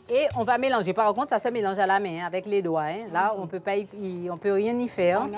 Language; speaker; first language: French; native; French